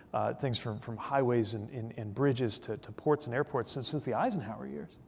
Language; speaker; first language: English; native; English